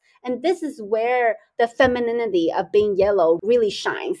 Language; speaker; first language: English; native; English